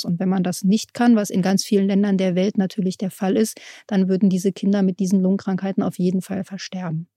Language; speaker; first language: German; native; German